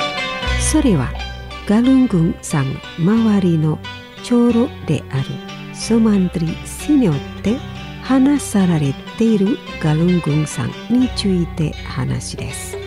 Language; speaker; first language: Japanese; non-native, fluent; Indonesian